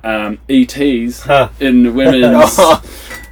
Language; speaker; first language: English; native; English